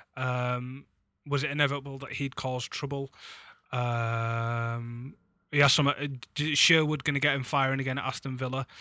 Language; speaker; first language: English; native; English